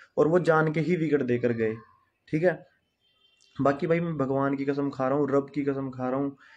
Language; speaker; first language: Hindi; non-native, local second language; Punjabi